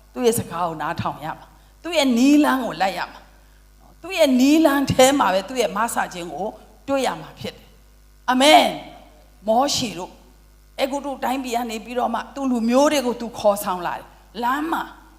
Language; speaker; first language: Burmese; non-native, local second language; Tedim Chin